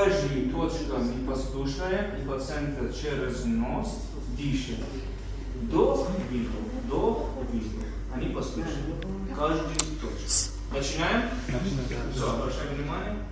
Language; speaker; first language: Russian; non-native, fluent; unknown